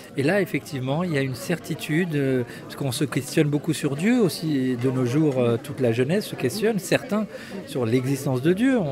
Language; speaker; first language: French; early bilingual, other home language; Arabic